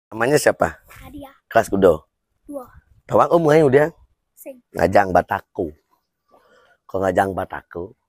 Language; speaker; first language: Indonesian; non-native, local second language; Balinese